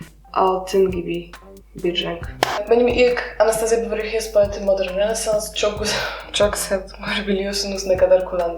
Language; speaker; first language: Turkish; non-native, learner; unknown